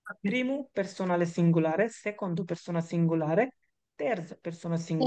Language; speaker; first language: Italian; non-native, fluent; Bangla